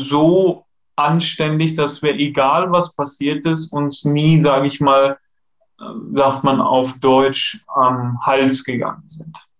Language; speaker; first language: German; non-native, fluent; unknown